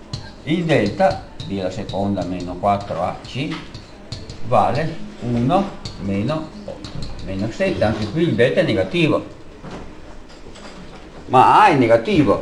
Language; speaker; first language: Italian; native; Italian